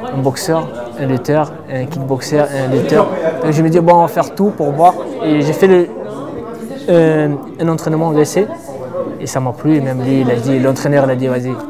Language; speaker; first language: French; non-native, fluent; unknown